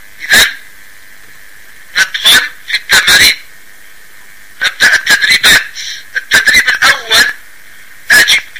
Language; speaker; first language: Arabic; non-native, fluent; French